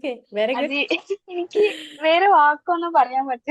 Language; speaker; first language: Malayalam; early bilingual, heritage; Malayalam